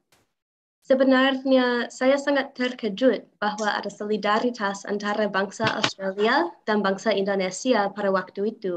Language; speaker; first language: Indonesian; non-native, fluent; English